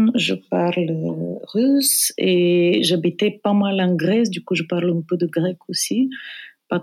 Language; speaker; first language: French; non-native, fluent; Bulgarian